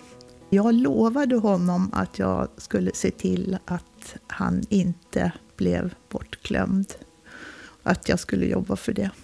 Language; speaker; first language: Swedish; native; Swedish